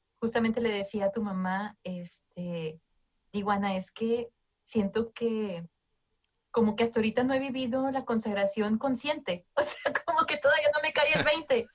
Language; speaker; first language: Spanish; native; Spanish